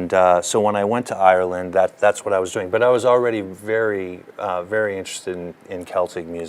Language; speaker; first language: English; early bilingual, other home language; German